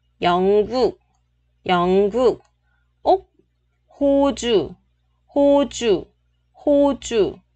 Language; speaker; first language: Korean; non-native, fluent; Vietnamese